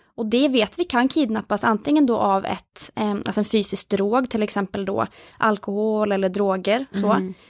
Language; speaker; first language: Swedish; non-native, fluent; Norwegian